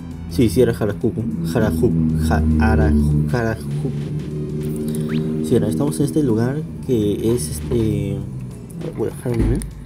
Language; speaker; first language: Spanish; native; Spanish